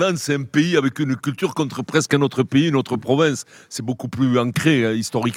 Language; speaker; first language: French; native; French